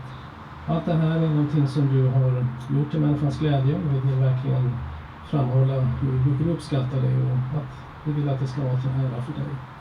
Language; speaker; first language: Swedish; native; Swedish